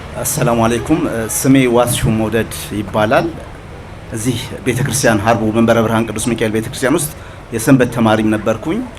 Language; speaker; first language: Amharic; native; Amharic